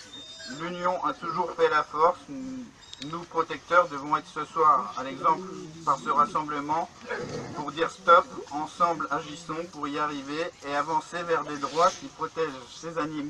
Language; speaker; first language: French; native; French